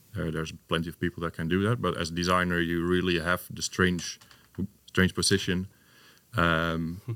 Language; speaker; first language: English; non-native, fluent; Dutch